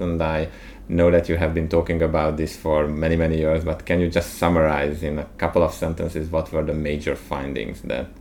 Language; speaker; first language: English; non-native, fluent; Hungarian